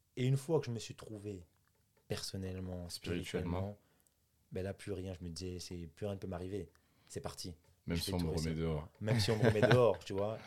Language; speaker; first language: French; native; French